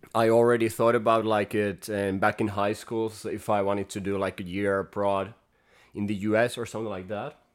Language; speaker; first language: English; non-native, fluent; Finnish